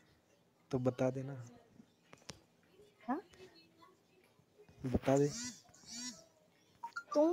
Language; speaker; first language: Hindi; native; Hindi